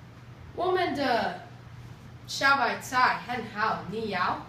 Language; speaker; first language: Chinese; non-native, learner; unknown